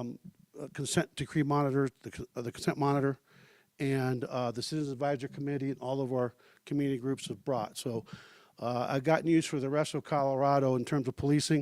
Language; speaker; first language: English; early bilingual, heritage; Spanish